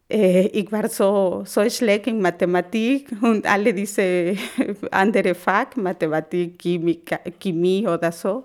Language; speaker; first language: German; non-native, learner; Spanish